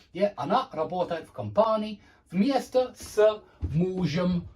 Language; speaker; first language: Russian; non-native, learner; English